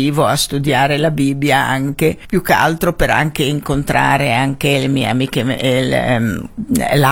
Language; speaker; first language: Italian; non-native, fluent; Arabic